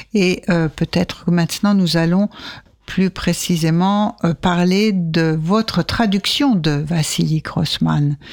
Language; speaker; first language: French; native; French